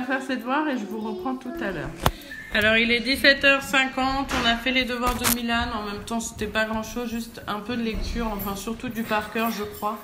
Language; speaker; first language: French; native; French